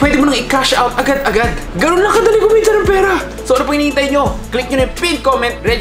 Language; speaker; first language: Filipino; native; Filipino